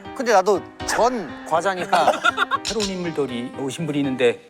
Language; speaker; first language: Korean; native; Korean